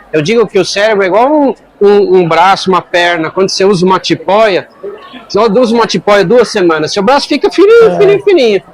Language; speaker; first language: Portuguese; native; Portuguese